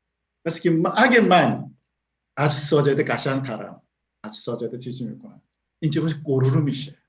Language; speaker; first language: Persian; non-native, learner; Korean